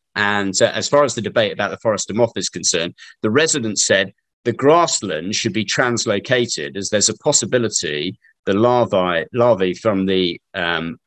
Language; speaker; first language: English; native; English